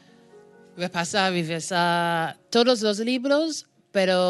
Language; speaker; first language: Spanish; non-native, fluent; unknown